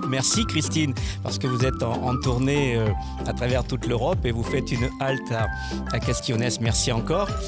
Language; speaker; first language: French; native; French